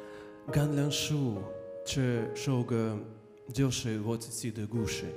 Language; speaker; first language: Chinese; non-native, fluent; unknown